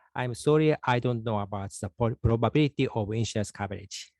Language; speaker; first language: English; non-native, fluent; Japanese